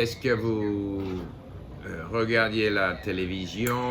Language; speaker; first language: French; non-native, fluent; English